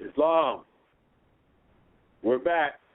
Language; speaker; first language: English; native; English